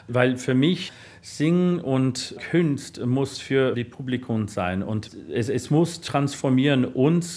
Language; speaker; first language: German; non-native, fluent; English